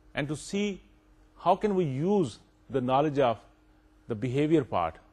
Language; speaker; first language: English; non-native, local second language; Urdu